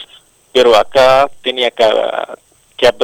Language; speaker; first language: Spanish; non-native, local second language; Arabic